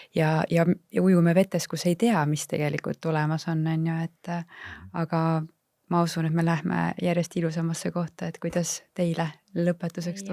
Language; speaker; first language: Estonian; native; Estonian